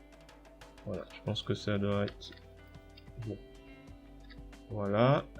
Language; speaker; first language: French; native; French